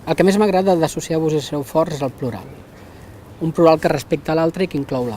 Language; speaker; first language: Catalan; native; Catalan